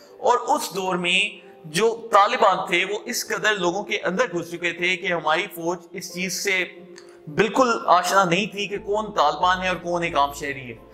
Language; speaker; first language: Urdu; non-native, local second language; Punjabi